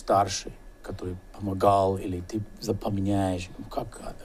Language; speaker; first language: Russian; non-native, learner; English